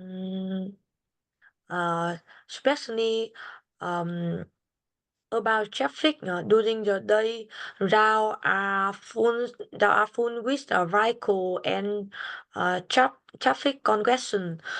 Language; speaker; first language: English; non-native, learner; Vietnamese